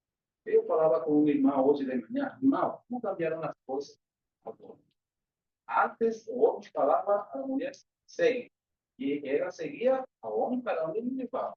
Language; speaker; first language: Portuguese; non-native, learner; Spanish